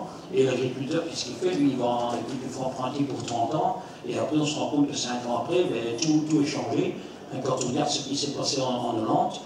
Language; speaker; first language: French; native; French